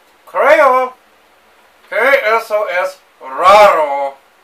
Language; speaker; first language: Spanish; non-native, learner; English